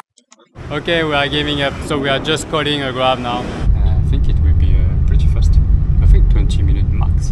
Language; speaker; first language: English; non-native, fluent; French